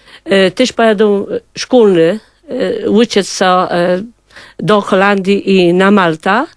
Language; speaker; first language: Polish; non-native, local second language; Kashubian